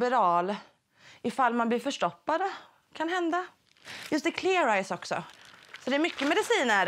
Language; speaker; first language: Swedish; native; Swedish